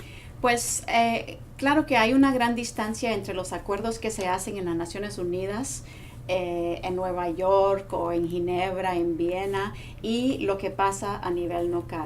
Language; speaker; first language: Spanish; non-native, fluent; English